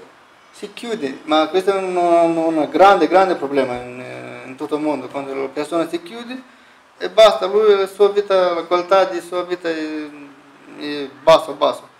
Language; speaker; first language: Italian; non-native, learner; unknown